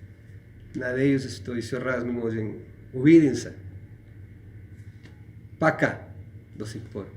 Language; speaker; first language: Russian; non-native, learner; Spanish